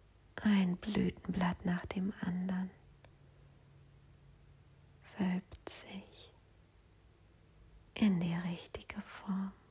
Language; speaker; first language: German; native; German